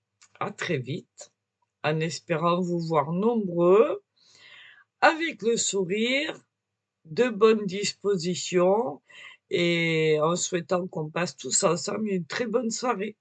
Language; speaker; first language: French; native; French